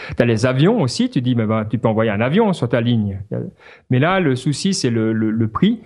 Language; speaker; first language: French; native; French